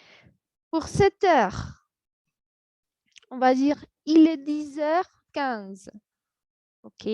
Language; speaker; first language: French; non-native, fluent; Spanish